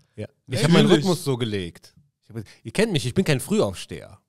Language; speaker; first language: German; early bilingual, other home language; Arabic